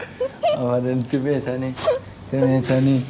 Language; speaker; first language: Persian; native; Persian